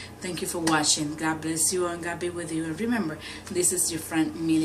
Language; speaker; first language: English; non-native, learner; Spanish